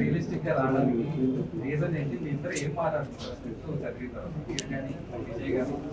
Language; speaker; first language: Telugu; non-native, learner; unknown